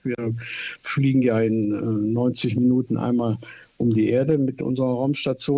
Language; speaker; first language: German; native; German